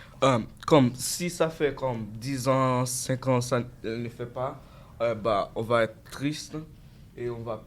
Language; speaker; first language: French; non-native, local second language; Haitian Creole